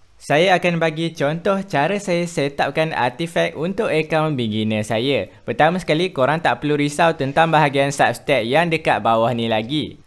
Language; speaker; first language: Malay; native; Malay